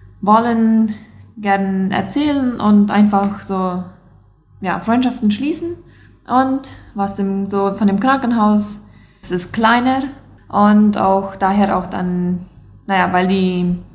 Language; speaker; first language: German; non-native, local second language; Plautdietsch